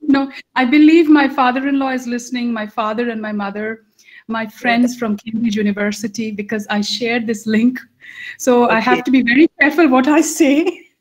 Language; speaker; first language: English; non-native, local second language; Hindi